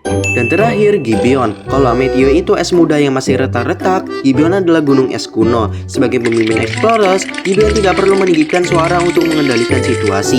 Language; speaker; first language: Indonesian; native; Indonesian